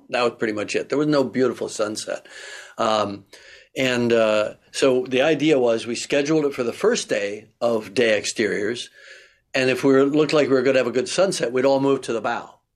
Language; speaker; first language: English; native; English